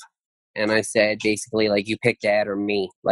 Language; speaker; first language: English; native; English